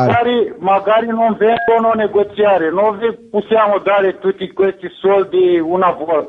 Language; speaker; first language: Italian; non-native, fluent; Romanian